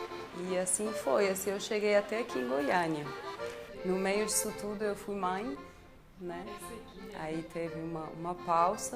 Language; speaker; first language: Portuguese; non-native, fluent; Spanish